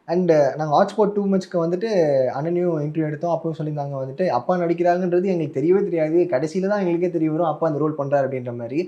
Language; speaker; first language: Tamil; native; Tamil